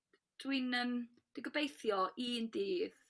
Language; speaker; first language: Welsh; non-native, local second language; English